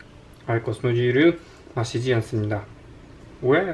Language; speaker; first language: Korean; non-native, learner; Polish